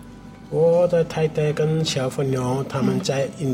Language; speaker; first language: Chinese; non-native, learner; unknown